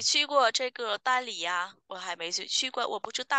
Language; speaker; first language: Chinese; non-native, fluent; Vietnamese